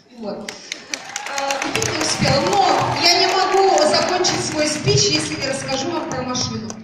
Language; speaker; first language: Russian; non-native, local second language; Tatar